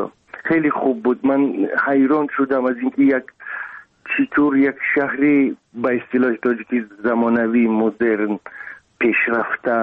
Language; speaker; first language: Persian; non-native, local second language; Russian